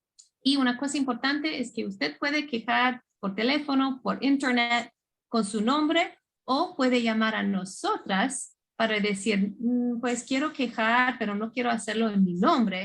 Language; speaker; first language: Spanish; non-native, fluent; English